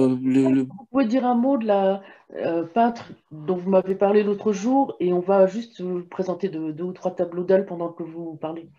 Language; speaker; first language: French; native; French